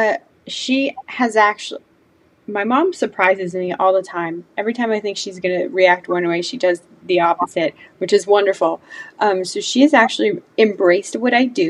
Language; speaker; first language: English; native; English